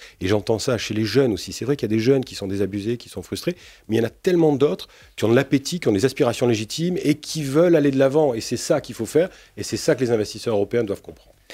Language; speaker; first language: French; native; French